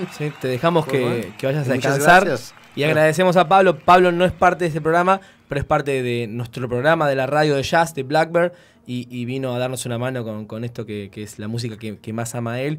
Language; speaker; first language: Spanish; native; Spanish